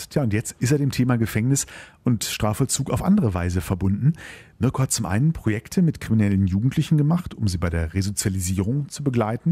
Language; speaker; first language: German; native; German